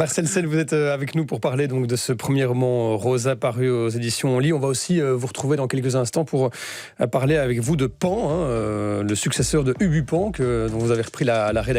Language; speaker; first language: French; native; French